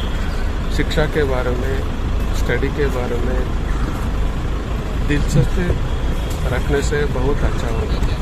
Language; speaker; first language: Hindi; non-native, local second language; Kannada